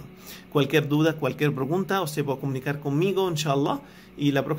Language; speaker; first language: Spanish; non-native, fluent; Arabic